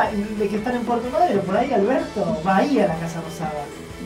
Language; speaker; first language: Spanish; native; Spanish